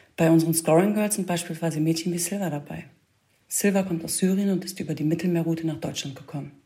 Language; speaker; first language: German; early bilingual, other home language; Kurdish